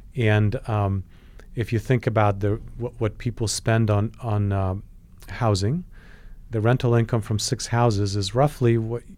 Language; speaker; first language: English; non-native, fluent; Polish